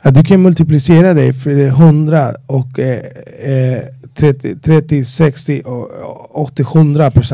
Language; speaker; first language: Swedish; non-native, fluent; Spanish